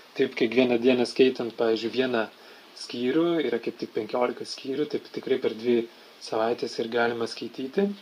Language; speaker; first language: Lithuanian; non-native, fluent; French